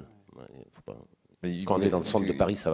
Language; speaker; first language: French; native; French